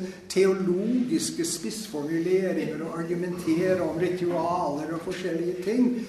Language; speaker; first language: Norwegian; non-native, fluent; English